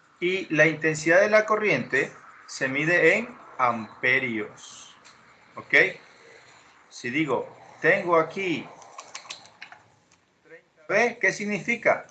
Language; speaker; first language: Spanish; native; Spanish